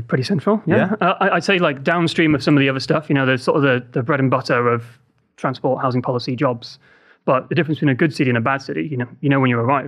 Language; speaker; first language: English; native; English